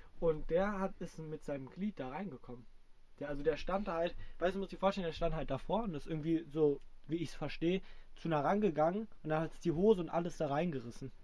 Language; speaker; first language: German; native; German